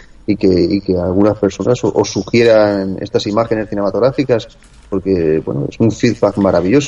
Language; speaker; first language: Spanish; native; Spanish